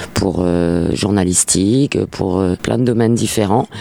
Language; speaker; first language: French; native; French